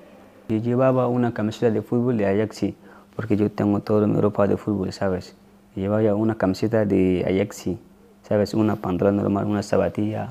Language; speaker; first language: Spanish; non-native, learner; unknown